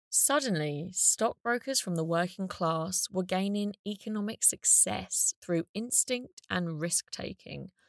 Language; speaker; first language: English; native; English